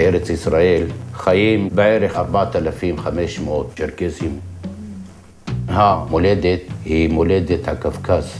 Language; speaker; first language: Hebrew; non-native, local second language; Adyghe